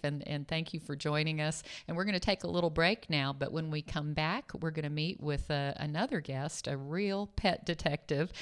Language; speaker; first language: English; native; English